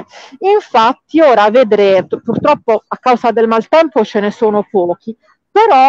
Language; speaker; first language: Italian; native; Italian